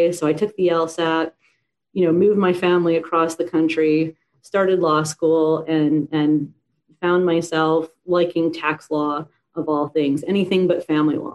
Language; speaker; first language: English; native; English